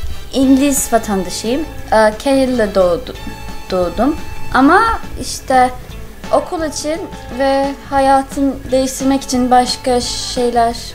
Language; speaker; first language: Turkish; non-native, learner; English